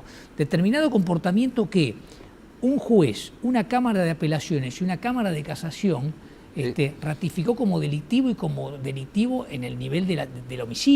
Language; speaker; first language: Spanish; native; Spanish